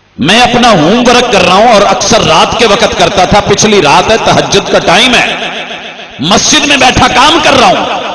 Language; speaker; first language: Urdu; non-native, local second language; Punjabi